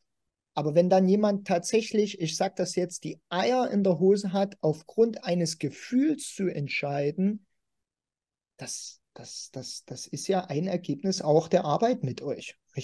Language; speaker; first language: German; native; German